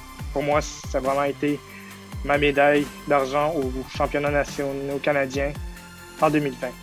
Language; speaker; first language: French; early bilingual, other home language; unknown